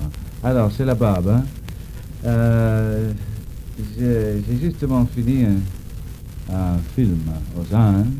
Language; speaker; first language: French; non-native, learner; English